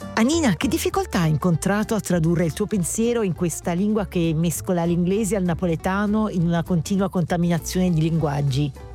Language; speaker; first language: Italian; native; Italian